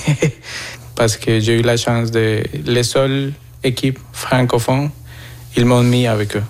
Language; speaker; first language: French; non-native, fluent; Spanish